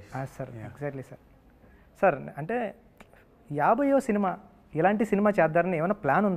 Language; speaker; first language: Telugu; native; Telugu